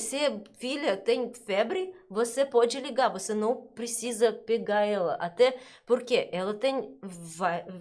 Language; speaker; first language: Portuguese; non-native, learner; Russian